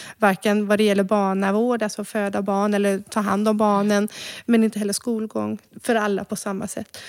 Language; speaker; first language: Swedish; native; Swedish